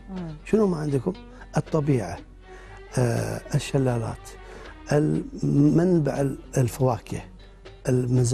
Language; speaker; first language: Arabic; non-native, fluent; Turkish